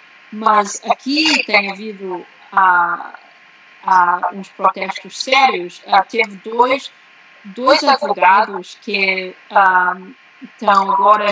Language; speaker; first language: Portuguese; early bilingual, heritage; Portuguese